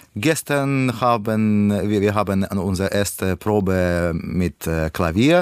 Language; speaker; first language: German; non-native, learner; Russian